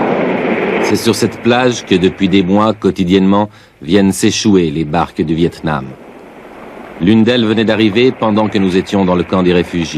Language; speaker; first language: French; native; French